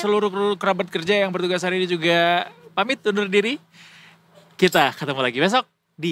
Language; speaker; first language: Indonesian; native; Indonesian